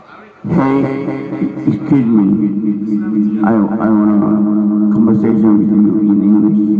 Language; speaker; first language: English; non-native, learner; Korean